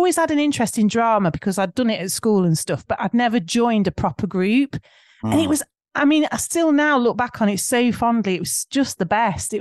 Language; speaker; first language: English; native; English